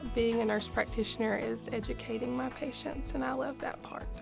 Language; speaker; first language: English; native; English